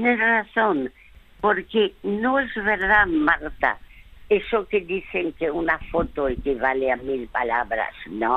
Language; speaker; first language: Spanish; early bilingual, other home language; French